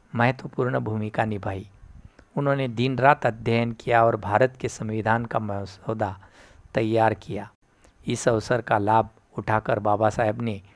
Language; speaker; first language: Hindi; non-native, local second language; Marathi